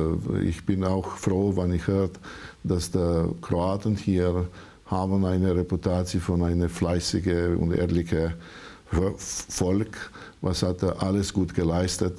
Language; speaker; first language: German; non-native, learner; Croatian